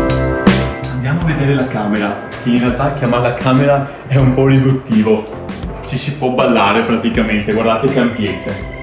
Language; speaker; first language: Italian; native; Italian